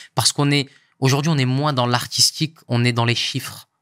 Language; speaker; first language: French; native; French